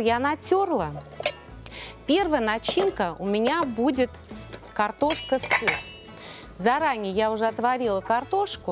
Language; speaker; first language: Russian; native; Russian